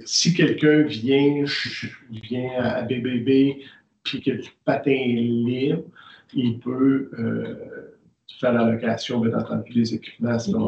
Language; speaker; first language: French; native; French